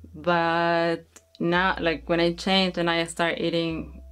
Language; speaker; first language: English; non-native, learner; Spanish